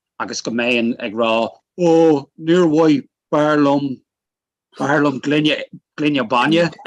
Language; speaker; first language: Irish; non-native, local second language; English